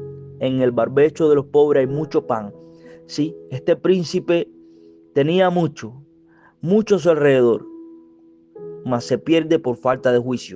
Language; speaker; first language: Spanish; native; Spanish